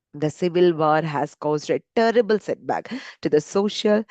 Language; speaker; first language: English; non-native, local second language; Malayalam